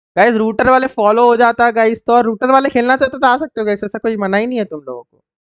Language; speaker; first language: Hindi; native; Hindi